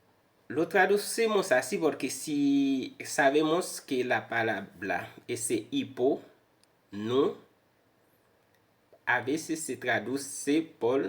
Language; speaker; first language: Spanish; non-native, fluent; Haitian Creole